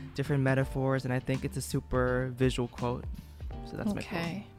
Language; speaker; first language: English; non-native, fluent; Vietnamese